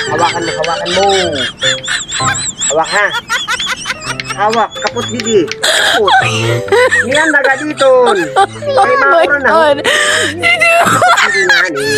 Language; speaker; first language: Filipino; non-native, local second language; Waray